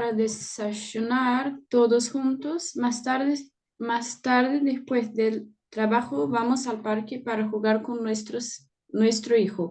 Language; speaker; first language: Spanish; non-native, learner; Portuguese